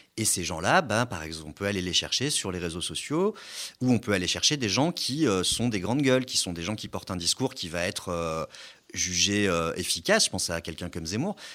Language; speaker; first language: French; native; French